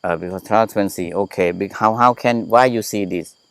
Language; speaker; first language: English; non-native, learner; Thai